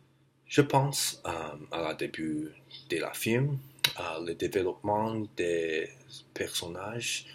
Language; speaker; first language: French; non-native, learner; English